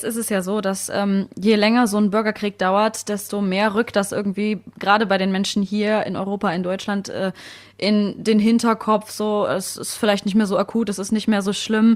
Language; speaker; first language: German; native; German